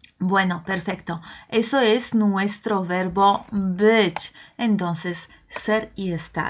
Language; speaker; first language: Spanish; non-native, fluent; Polish